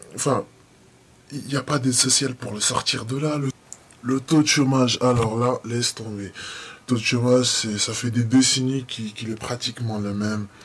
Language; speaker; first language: French; non-native, local second language; Arabic